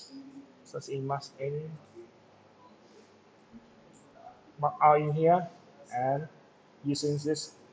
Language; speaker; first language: English; non-native, local second language; Vietnamese